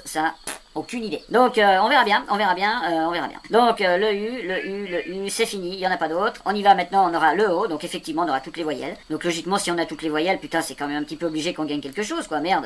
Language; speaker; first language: French; native; French